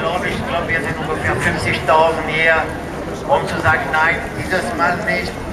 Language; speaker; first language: German; non-native, fluent; French